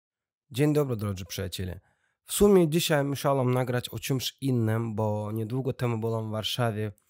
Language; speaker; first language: Polish; non-native, learner; Russian